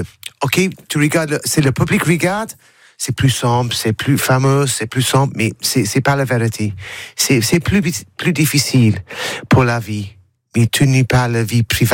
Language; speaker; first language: French; non-native, learner; English